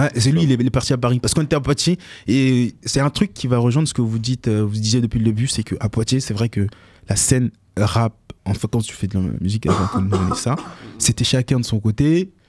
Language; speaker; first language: French; early bilingual, other home language; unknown